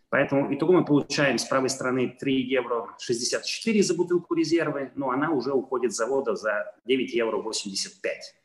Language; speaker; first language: Russian; non-native, fluent; Italian